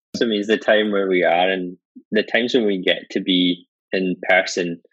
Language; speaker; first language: English; native; English